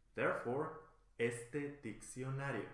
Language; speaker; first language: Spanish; non-native, fluent; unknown